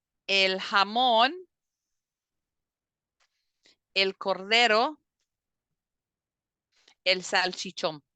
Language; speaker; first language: Spanish; non-native, fluent; English